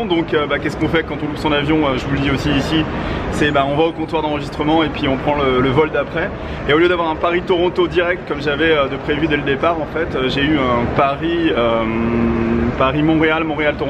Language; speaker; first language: French; native; French